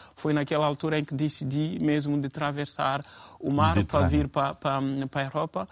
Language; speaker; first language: Portuguese; non-native, fluent; Fula